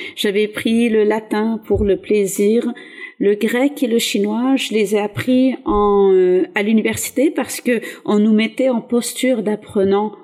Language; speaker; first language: French; early bilingual, other home language; Arabic